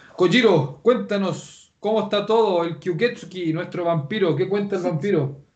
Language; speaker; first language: Spanish; native; Spanish